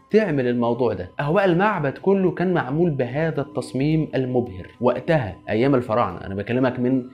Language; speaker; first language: Arabic; native; Arabic